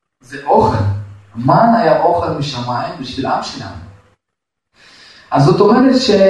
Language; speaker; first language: Hebrew; non-native, fluent; Russian